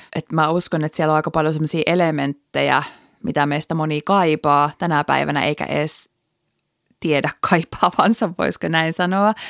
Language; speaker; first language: Finnish; native; Finnish